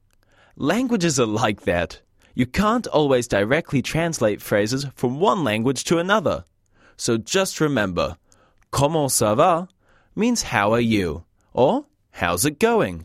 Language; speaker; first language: English; native; English